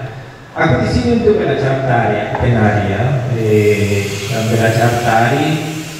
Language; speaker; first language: Indonesian; non-native, fluent; Spanish